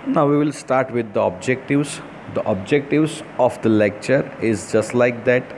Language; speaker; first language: English; non-native, local second language; Gujarati